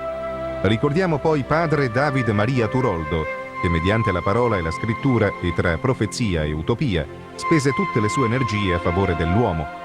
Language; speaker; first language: Italian; native; Italian